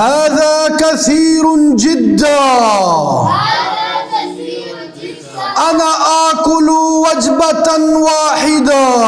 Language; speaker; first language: Arabic; non-native, fluent; Urdu